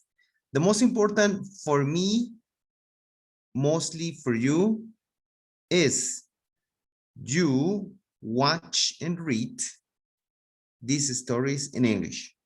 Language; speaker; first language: English; non-native, fluent; Spanish